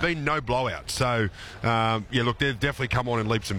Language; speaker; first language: English; native; English